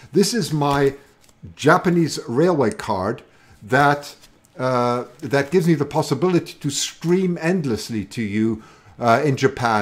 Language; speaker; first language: English; native; English